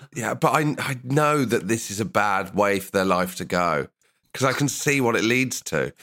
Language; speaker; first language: English; native; English